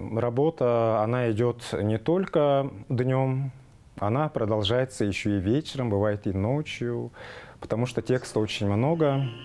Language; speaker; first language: Russian; non-native, local second language; Tuvinian